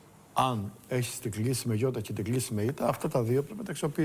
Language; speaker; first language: Greek; native; Greek